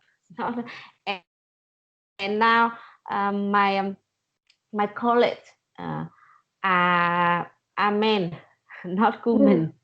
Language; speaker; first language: English; non-native, learner; Vietnamese